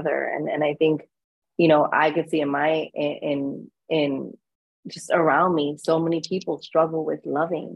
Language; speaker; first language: English; native; English